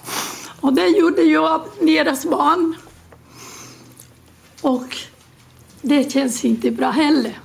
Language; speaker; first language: Swedish; non-native, learner; Spanish